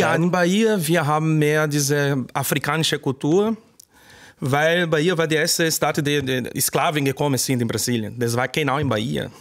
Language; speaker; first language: German; non-native, learner; Portuguese